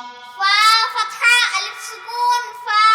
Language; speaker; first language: Arabic; non-native, learner; Bangla